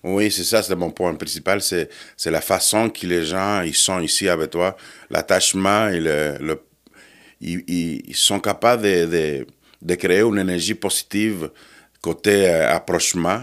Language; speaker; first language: French; non-native, fluent; Spanish